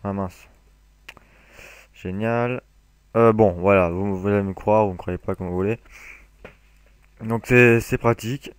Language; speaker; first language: French; native; French